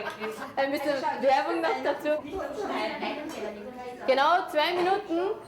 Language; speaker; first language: German; non-native, fluent; Korean